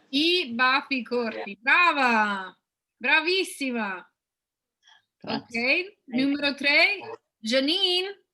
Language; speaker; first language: Italian; non-native, fluent; English